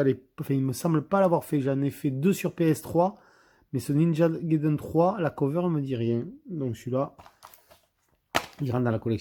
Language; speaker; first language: French; native; French